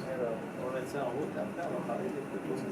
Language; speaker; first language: French; native; French